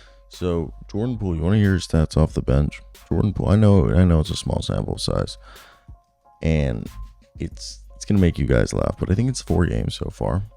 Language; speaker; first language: English; native; English